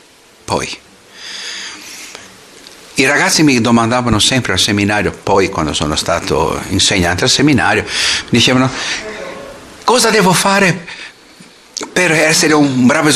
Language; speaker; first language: Italian; non-native, fluent; Portuguese